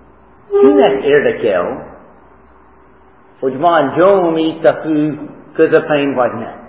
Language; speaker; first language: Hungarian; non-native, fluent; English